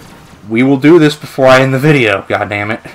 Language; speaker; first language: English; native; English